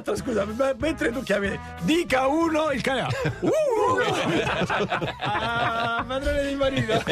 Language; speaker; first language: Italian; native; Italian